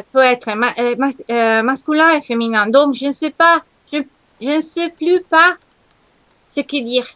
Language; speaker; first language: French; non-native, learner; Italian